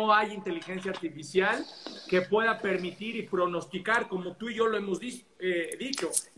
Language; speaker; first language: Spanish; native; Spanish